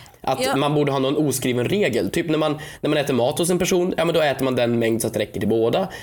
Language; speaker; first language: Swedish; native; Swedish